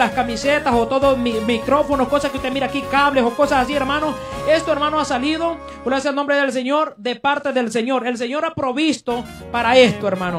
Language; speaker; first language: Spanish; native; Spanish